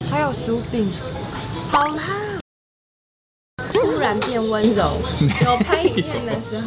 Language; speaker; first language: Chinese; native; Chinese